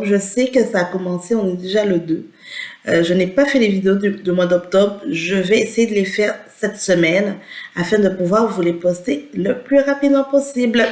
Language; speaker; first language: French; native; French